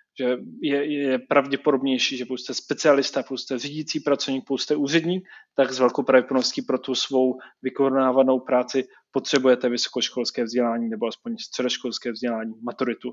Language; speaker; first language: Czech; native; Czech